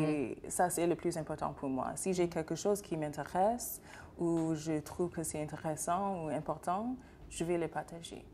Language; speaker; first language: French; non-native, fluent; English